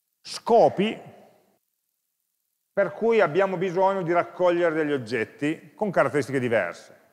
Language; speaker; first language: Italian; native; Italian